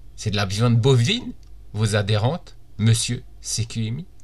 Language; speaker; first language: French; native; French